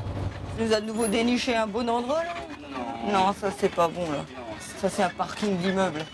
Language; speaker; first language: French; native; French